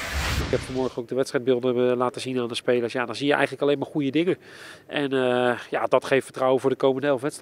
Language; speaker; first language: Dutch; native; Dutch